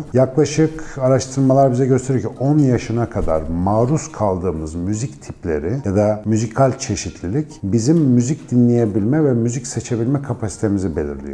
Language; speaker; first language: Turkish; native; Turkish